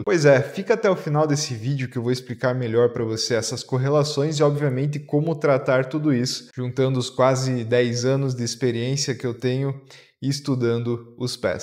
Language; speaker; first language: Portuguese; native; Portuguese